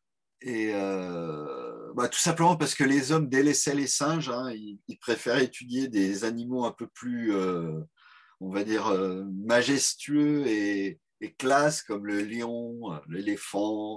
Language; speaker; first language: French; native; French